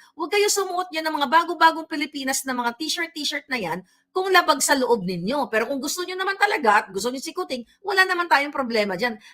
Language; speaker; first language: Filipino; non-native, local second language; Cebuano